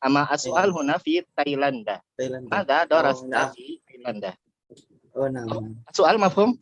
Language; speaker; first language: Arabic; non-native, fluent; Indonesian